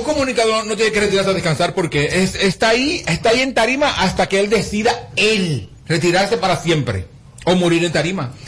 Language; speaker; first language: Spanish; native; Spanish